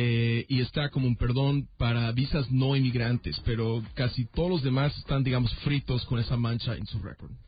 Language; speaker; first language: Spanish; native; Spanish